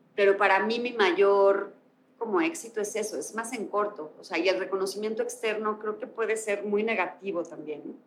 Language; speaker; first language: Spanish; native; Spanish